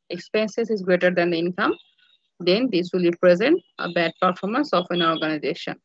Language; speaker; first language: English; non-native, local second language; Bangla